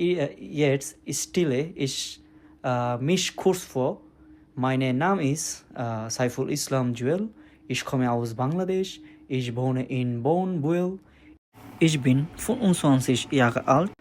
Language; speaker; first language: German; non-native, learner; Bangla